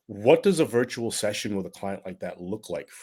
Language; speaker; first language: English; native; English